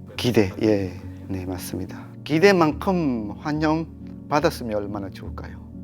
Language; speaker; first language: Korean; non-native, fluent; Burmese